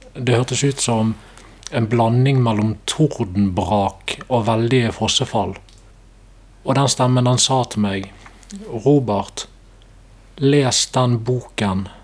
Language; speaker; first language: Norwegian; native; Norwegian